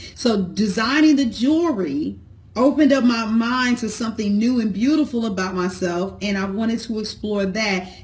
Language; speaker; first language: English; native; English